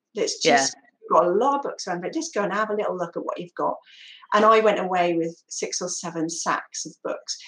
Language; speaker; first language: English; native; English